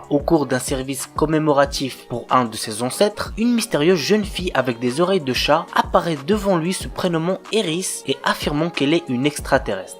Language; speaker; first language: French; native; French